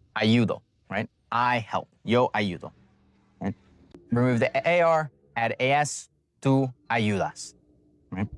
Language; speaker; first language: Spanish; non-native, fluent; English